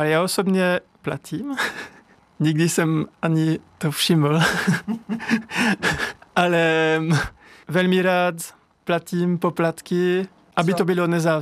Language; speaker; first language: Czech; non-native, learner; French